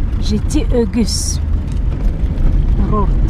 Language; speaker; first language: Russian; native; Russian